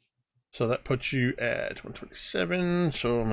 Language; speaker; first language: English; native; English